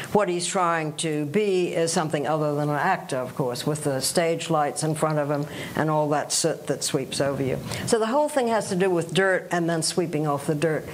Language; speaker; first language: English; native; English